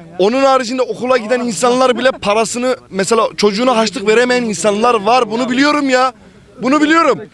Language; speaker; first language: Turkish; native; Turkish